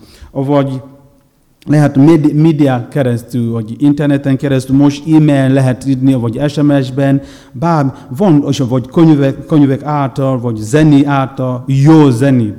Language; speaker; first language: Hungarian; non-native, learner; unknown